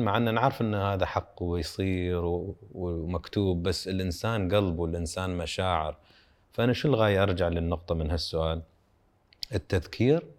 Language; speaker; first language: Arabic; native; Arabic